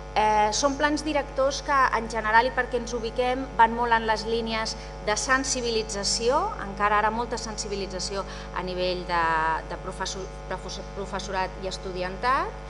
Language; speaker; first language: Catalan; native; Catalan